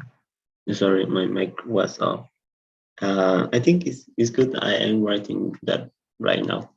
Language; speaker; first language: English; non-native, learner; Spanish